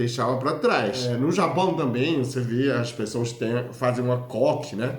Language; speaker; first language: Portuguese; non-native, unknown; Chinese